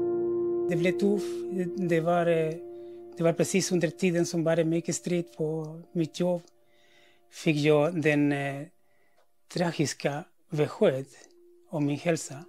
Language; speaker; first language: Swedish; non-native, fluent; Spanish